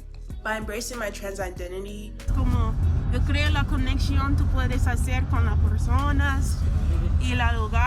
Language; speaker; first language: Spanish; non-native, learner; English